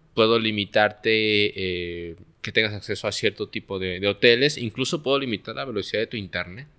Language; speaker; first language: Spanish; native; Spanish